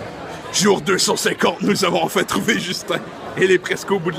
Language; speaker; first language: French; native; French